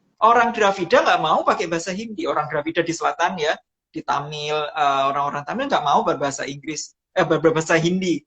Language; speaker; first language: Indonesian; non-native, local second language; Javanese